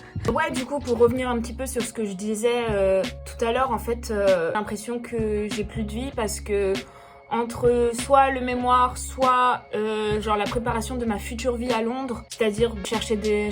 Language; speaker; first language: French; native; French